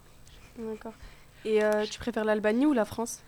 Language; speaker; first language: French; native; French